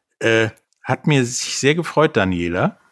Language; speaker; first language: German; native; German